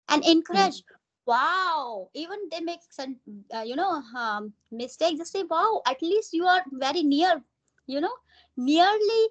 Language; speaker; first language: English; non-native, local second language; Hindi